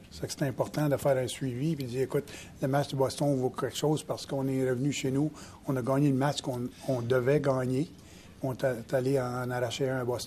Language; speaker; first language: French; native; French